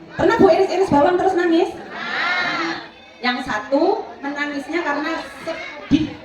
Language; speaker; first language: Indonesian; non-native, local second language; Madurese